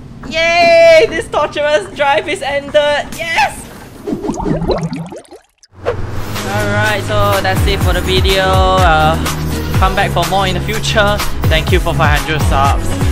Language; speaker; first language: English; native; English